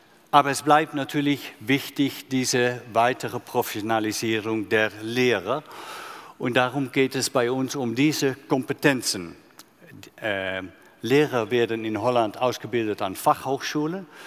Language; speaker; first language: German; non-native, fluent; Dutch